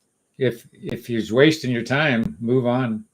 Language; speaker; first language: English; native; English